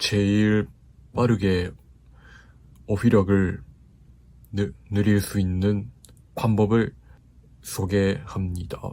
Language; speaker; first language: Korean; non-native, fluent; Japanese